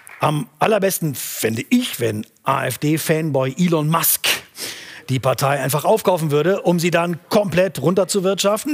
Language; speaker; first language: German; native; German